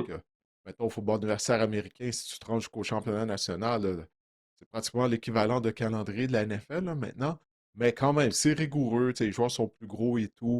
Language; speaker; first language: French; native; French